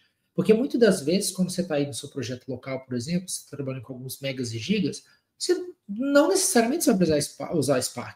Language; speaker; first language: Portuguese; native; Portuguese